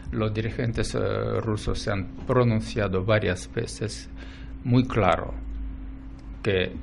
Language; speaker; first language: Spanish; non-native, fluent; Russian